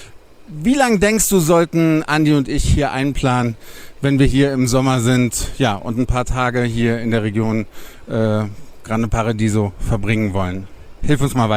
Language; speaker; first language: German; native; German